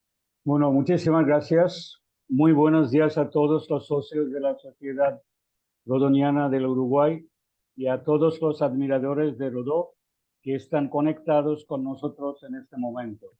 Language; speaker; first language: Spanish; non-native, fluent; Bangla